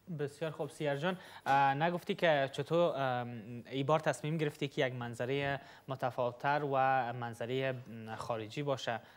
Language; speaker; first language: Persian; native; Persian